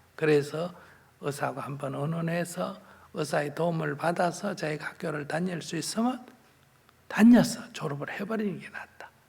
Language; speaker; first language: Korean; native; Korean